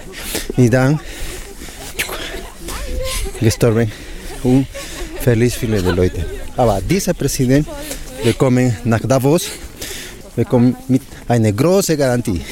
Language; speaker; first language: German; non-native, learner; Spanish